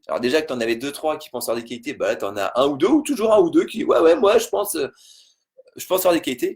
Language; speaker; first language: French; native; French